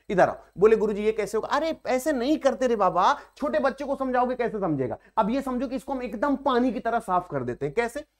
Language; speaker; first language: Hindi; native; Hindi